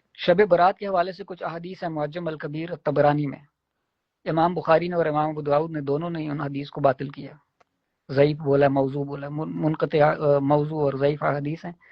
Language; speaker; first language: Urdu; native; Urdu